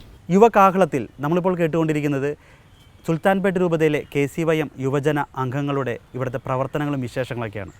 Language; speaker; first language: Malayalam; native; Malayalam